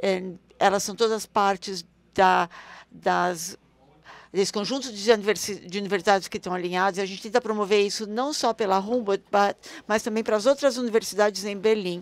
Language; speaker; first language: Portuguese; non-native, fluent; German